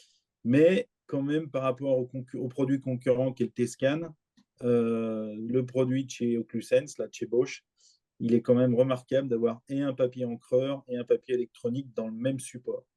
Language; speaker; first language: French; native; French